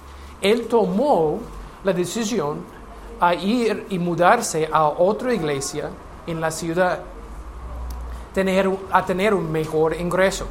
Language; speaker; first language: Spanish; non-native, learner; English